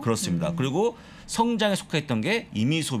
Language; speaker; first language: Korean; native; Korean